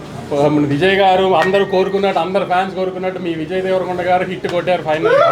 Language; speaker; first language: Telugu; native; Telugu